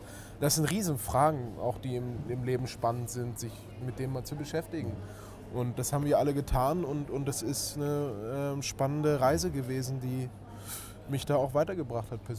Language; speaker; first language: German; native; German